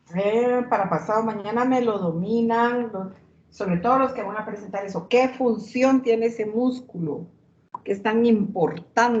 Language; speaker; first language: Spanish; native; Spanish